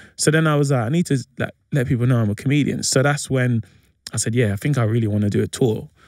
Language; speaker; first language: English; native; English